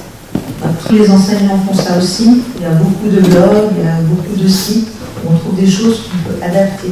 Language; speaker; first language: French; native; French